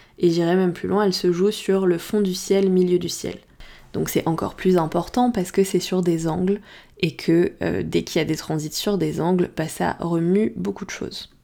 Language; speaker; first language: French; native; French